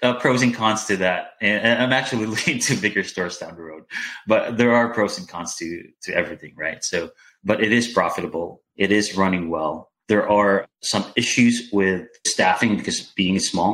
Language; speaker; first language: English; non-native, local second language; Filipino